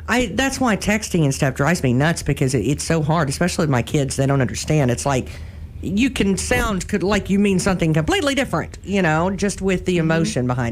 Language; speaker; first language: English; native; English